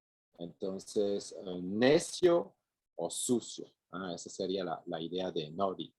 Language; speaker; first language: Spanish; non-native, fluent; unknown